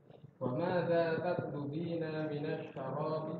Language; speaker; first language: Arabic; non-native, learner; Indonesian